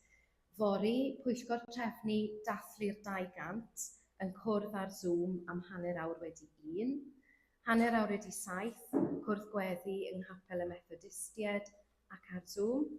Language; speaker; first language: Welsh; native; Welsh